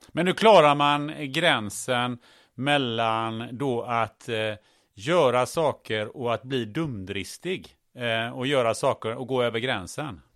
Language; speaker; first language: Swedish; early bilingual, other home language; German